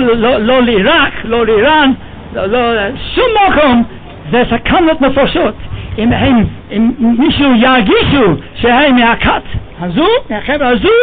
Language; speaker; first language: Hebrew; non-native, fluent; English